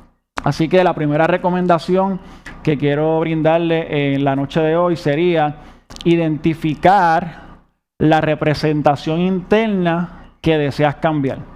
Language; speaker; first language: Spanish; native; Spanish